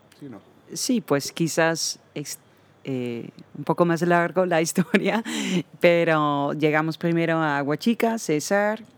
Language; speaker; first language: Spanish; non-native, fluent; Dutch